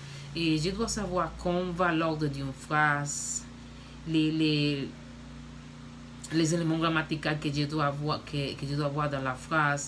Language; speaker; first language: French; non-native, learner; Spanish